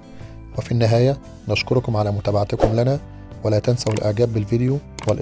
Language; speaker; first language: Arabic; native; Arabic